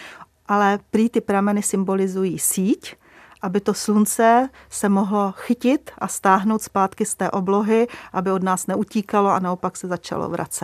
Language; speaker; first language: Czech; native; Czech